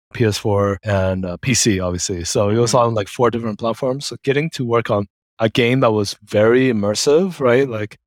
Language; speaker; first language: English; native; English